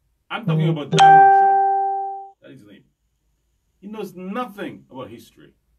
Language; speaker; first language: English; non-native, fluent; Haitian Creole